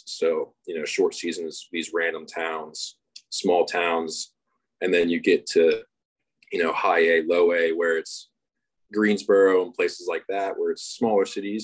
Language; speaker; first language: English; native; English